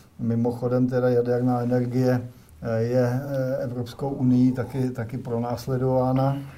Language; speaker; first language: Czech; native; Czech